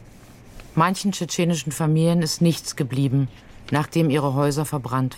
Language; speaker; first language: German; native; German